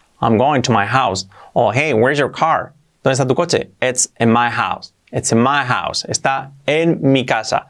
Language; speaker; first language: English; non-native, fluent; Spanish